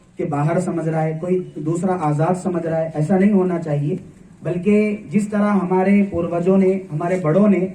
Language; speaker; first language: Hindi; non-native, local second language; Urdu